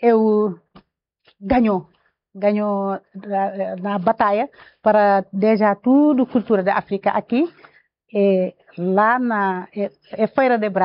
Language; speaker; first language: Portuguese; non-native, learner; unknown